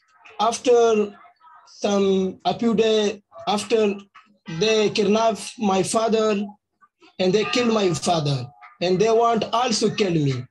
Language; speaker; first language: English; non-native, learner; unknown